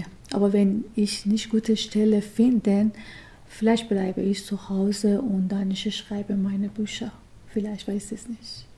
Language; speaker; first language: German; non-native, learner; Persian